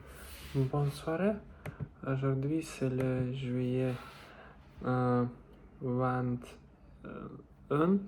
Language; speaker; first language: French; non-native, learner; Russian